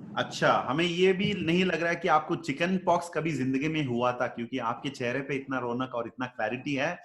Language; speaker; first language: Hindi; non-native, local second language; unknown